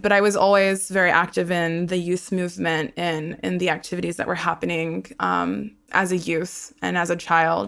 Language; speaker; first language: English; non-native, local second language; Hebrew